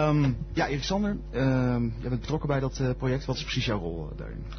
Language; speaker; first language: Dutch; native; Dutch